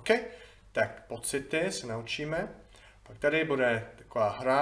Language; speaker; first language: Czech; non-native, fluent; English